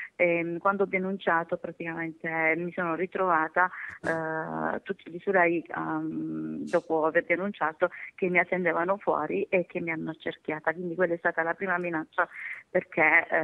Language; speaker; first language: Italian; native; Italian